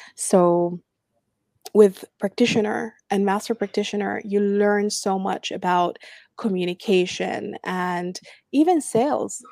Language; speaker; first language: English; non-native, fluent; Arabic